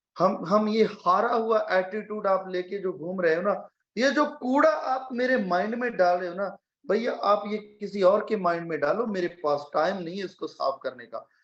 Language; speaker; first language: Hindi; non-native, local second language; Punjabi